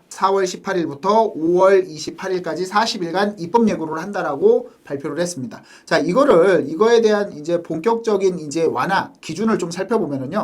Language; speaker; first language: Korean; native; Korean